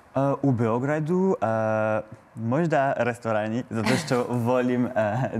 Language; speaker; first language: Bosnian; non-native, learner; French